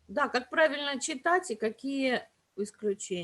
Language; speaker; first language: Russian; native; Russian